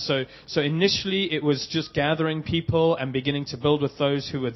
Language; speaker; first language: English; native; English